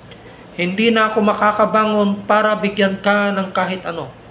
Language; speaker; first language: Filipino; native; Filipino